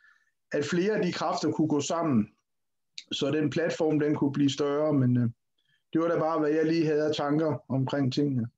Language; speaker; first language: Danish; native; Danish